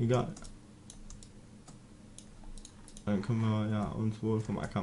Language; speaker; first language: German; native; German